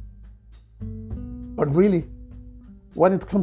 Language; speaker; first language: English; non-native, local second language; Yoruba